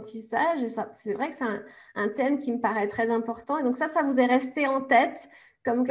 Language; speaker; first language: French; native; French